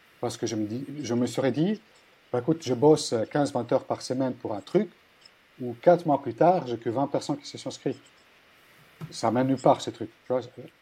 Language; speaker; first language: French; non-native, fluent; Italian